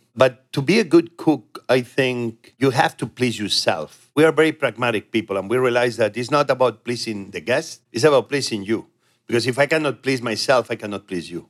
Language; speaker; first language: English; non-native, fluent; Spanish